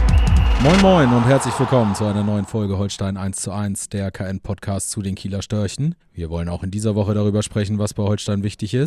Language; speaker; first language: German; native; German